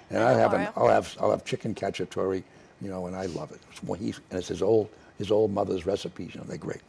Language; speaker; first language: English; native; English